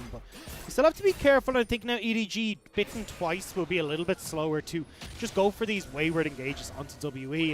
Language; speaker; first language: English; native; English